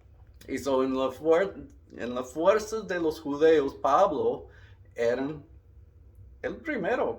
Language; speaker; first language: Spanish; non-native, learner; English